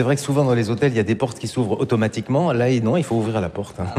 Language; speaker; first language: French; native; French